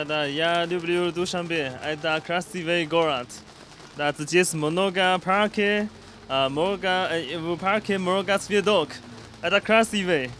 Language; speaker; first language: Russian; non-native, learner; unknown